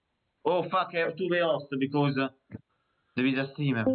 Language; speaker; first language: English; non-native, learner; Italian